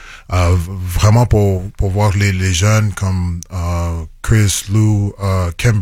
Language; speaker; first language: French; non-native, local second language; English